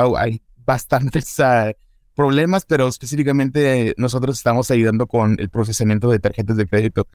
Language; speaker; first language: Spanish; early bilingual, heritage; Spanish